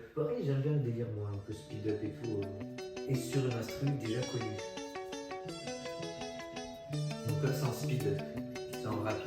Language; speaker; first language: French; native; French